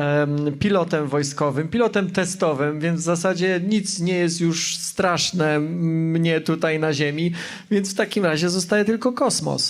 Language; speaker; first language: Polish; native; Polish